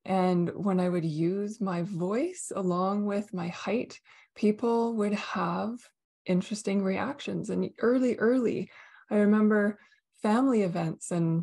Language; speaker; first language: English; native; English